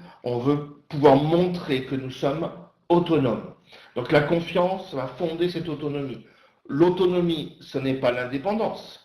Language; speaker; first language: French; native; French